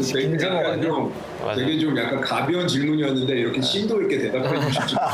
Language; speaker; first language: Korean; early bilingual, heritage; Korean